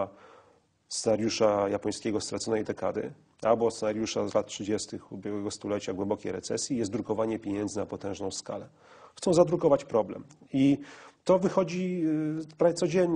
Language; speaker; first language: Polish; native; Polish